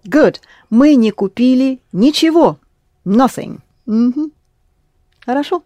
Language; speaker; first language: Russian; non-native, fluent; English